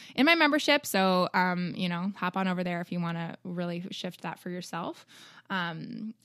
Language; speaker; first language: English; native; English